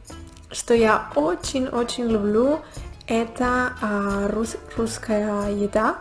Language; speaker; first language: Russian; non-native, learner; Spanish